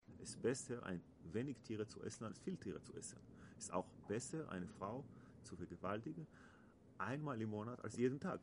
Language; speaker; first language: German; non-native, learner; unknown